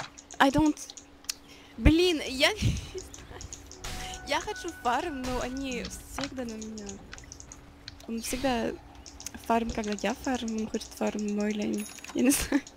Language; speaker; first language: Russian; non-native, learner; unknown